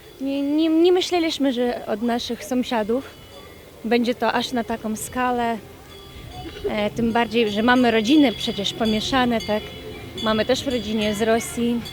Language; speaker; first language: Polish; non-native, fluent; Ukrainian